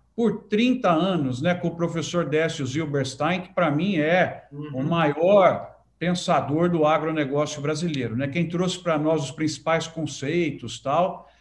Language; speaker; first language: Portuguese; native; Portuguese